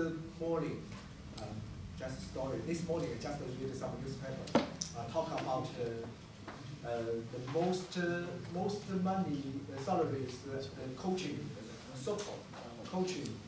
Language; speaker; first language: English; non-native, learner; Chinese